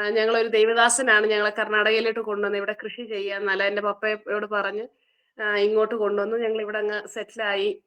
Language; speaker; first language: Malayalam; early bilingual, heritage; Malayalam